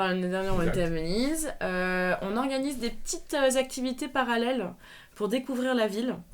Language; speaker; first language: French; native; French